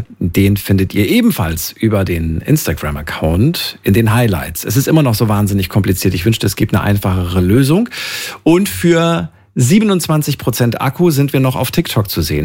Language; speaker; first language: German; native; German